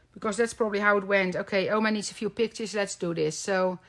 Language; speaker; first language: English; non-native, fluent; Dutch